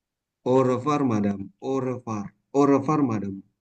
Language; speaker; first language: French; non-native, learner; Indonesian